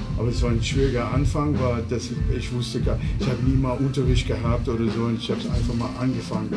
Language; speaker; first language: German; non-native, fluent; English